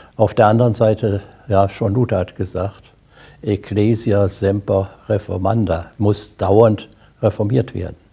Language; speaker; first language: German; native; German